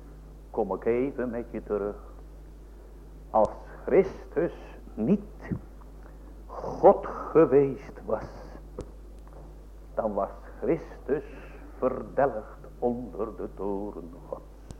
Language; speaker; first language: Dutch; native; Dutch